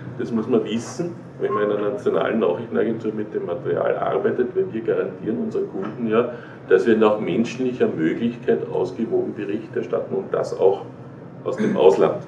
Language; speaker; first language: German; native; German